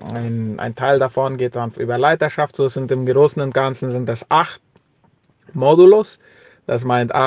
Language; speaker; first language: German; early bilingual, heritage; German